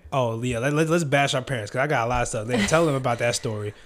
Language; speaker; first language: English; early bilingual, other home language; Filipino